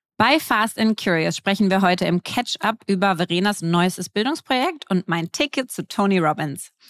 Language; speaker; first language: German; native; German